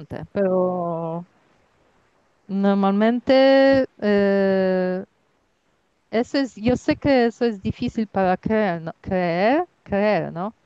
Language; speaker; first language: Spanish; non-native, learner; Polish